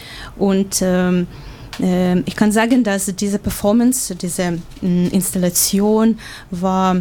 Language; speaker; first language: German; non-native, learner; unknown